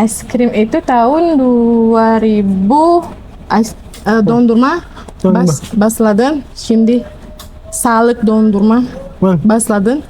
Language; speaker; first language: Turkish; non-native, learner; Indonesian